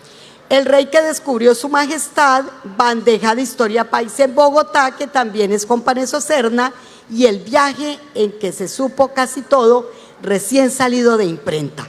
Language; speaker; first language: Spanish; native; Spanish